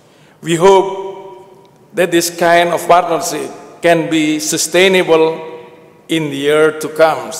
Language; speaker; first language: English; non-native, learner; Indonesian